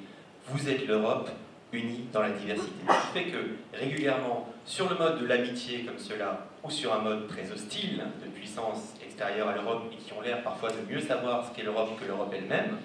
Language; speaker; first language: French; native; French